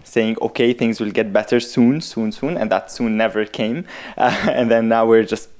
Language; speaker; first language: English; non-native, fluent; Arabic